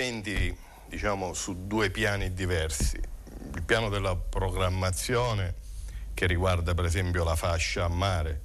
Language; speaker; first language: Italian; native; Italian